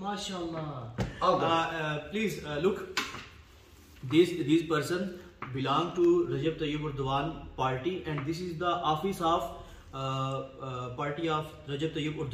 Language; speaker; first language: English; non-native, learner; Urdu